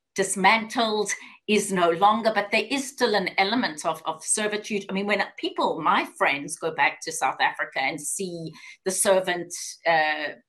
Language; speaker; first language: English; native; English